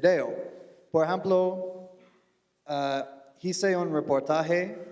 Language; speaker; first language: Spanish; non-native, fluent; English